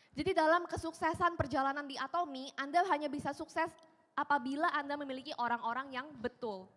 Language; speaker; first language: Indonesian; native; Indonesian